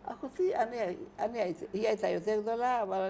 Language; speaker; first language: Hebrew; non-native, fluent; Hungarian